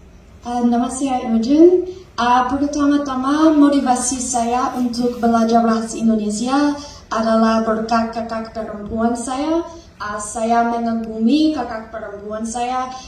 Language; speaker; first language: Indonesian; non-native, learner; English